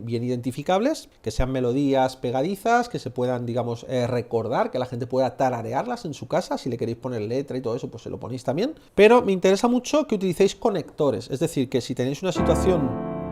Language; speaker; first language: Spanish; native; Spanish